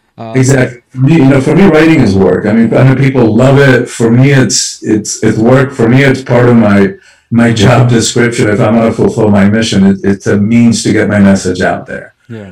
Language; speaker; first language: English; early bilingual, other home language; Spanish